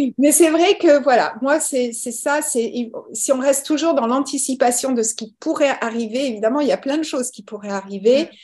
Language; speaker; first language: French; early bilingual, other home language; English